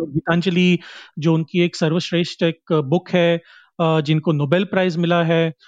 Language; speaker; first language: Hindi; non-native, local second language; Konkani